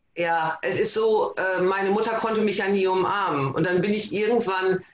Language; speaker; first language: German; native; German